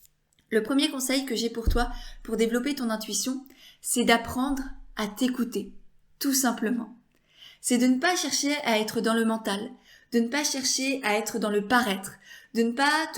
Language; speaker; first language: French; native; French